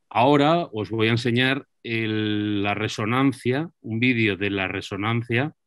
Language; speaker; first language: Spanish; native; Spanish